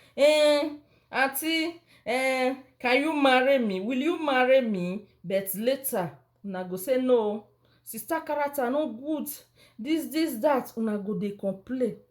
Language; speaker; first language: Nigerian Pidgin; non-native, local second language; Bini